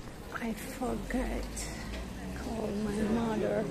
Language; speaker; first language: English; non-native, learner; Russian